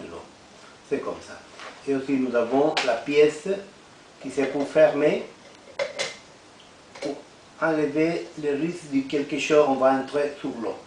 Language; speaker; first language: French; non-native, fluent; Spanish